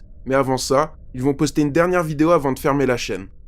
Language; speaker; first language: French; native; French